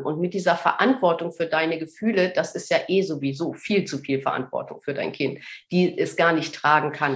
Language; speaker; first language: German; native; German